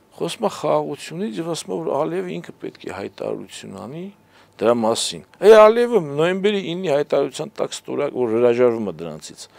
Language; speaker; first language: Armenian; native; Armenian